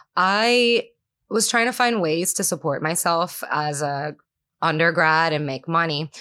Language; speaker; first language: English; non-native, fluent; Spanish